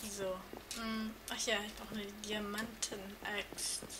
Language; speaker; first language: German; native; German